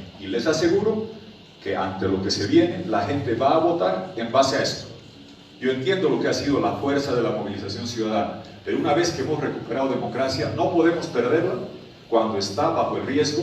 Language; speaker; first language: Spanish; native; Spanish